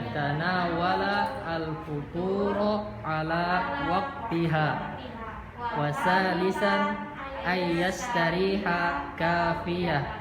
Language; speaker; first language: Arabic; non-native, learner; Indonesian